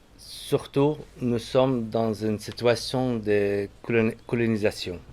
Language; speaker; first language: French; non-native, fluent; Arabic